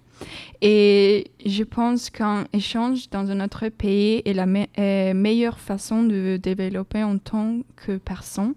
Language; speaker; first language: French; non-native, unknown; Swedish